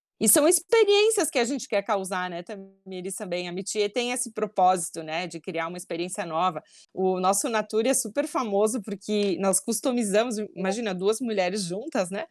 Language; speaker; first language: Portuguese; native; Portuguese